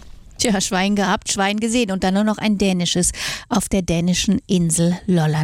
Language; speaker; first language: German; native; German